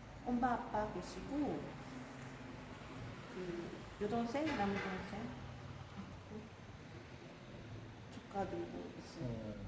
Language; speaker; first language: Korean; non-native, fluent; Japanese